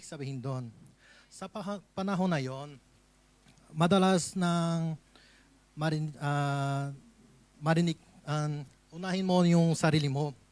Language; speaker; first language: Filipino; non-native, learner; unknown